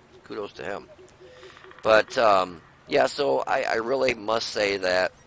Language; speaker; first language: English; native; English